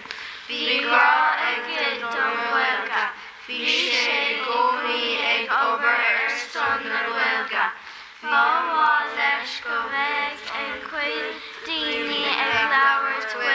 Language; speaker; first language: Irish; non-native, local second language; English